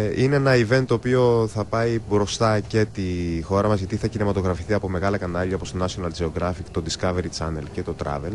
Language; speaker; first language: Greek; native; Greek